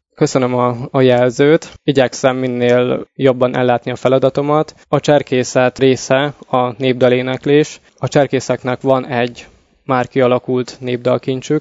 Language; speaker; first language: Hungarian; native; Hungarian